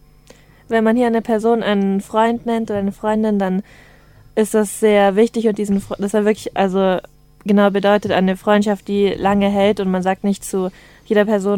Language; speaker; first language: German; native; German